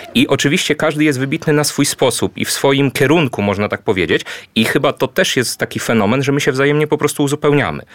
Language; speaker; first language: Polish; native; Polish